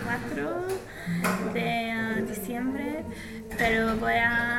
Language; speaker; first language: Spanish; non-native, learner; English